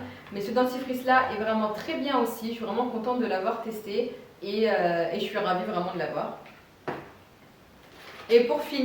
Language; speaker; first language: French; native; French